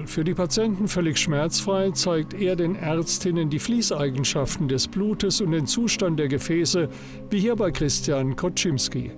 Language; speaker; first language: German; native; German